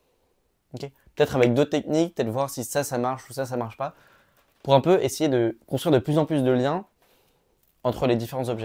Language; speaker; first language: French; native; French